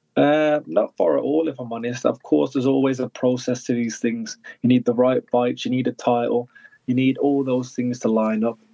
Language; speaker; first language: English; native; English